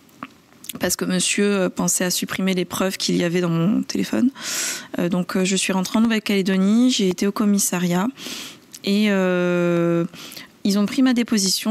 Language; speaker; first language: French; native; French